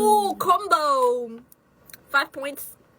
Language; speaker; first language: English; non-native, fluent; Italian